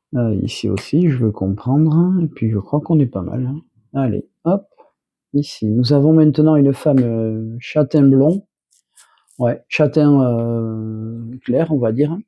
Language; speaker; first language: French; native; French